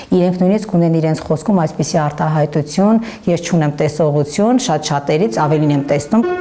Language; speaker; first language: Armenian; native; Armenian